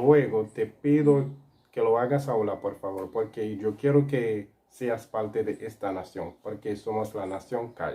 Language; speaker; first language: Spanish; non-native, local second language; Haitian Creole